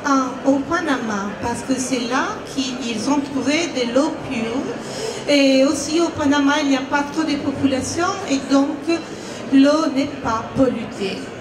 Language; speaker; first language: French; non-native, fluent; Italian